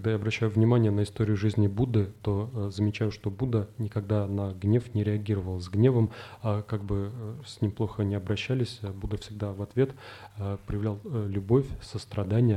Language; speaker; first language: Russian; native; Russian